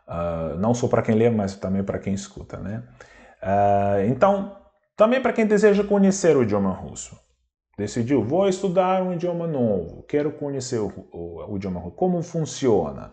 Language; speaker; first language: Portuguese; non-native, fluent; Russian